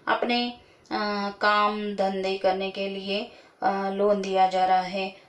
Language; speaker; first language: Hindi; non-native, local second language; Kannada